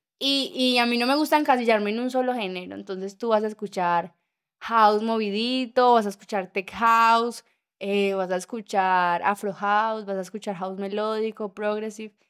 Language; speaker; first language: Spanish; native; Spanish